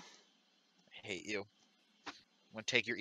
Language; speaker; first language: English; native; English